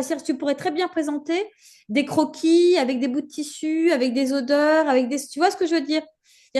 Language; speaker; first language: French; native; French